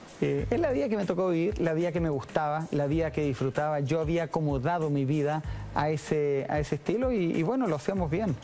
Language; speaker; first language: Spanish; native; Spanish